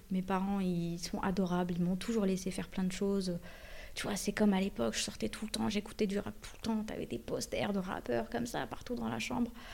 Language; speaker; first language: French; early bilingual, other home language; Arabic